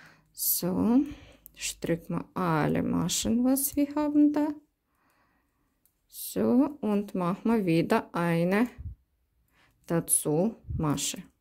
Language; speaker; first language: German; non-native, learner; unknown